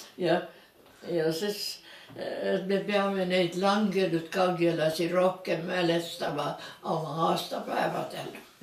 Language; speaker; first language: Estonian; native; Estonian